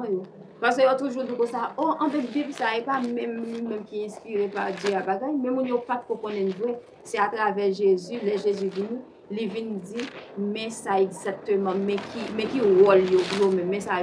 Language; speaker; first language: French; non-native, local second language; Haitian Creole